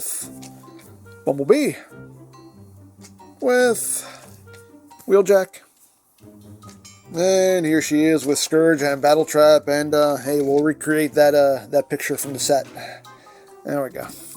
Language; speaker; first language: English; native; English